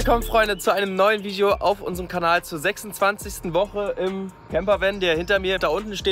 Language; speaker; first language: German; native; German